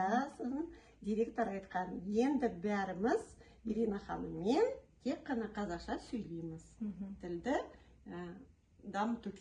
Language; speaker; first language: Kazakh; non-native, local second language; Russian